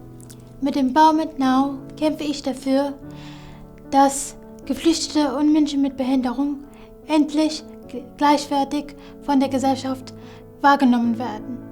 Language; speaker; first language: German; non-native, fluent; Kurdish